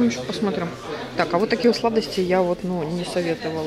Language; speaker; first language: Russian; native; Russian